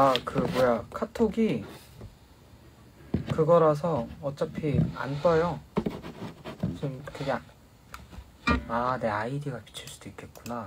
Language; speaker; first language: Korean; native; Korean